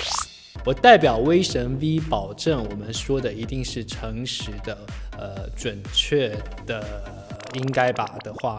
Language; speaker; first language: Chinese; native; Chinese